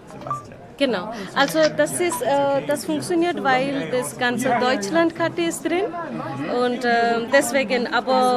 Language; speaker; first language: German; non-native, learner; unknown